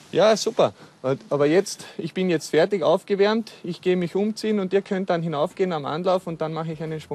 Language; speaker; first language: German; native; German